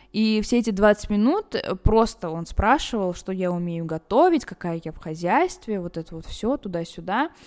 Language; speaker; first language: Russian; early bilingual, other home language; Armenian